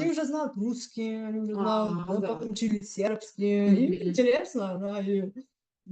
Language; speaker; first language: Russian; non-native, fluent; Bulgarian